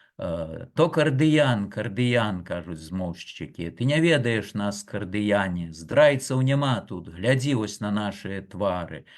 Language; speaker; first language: Belarusian; native; Belarusian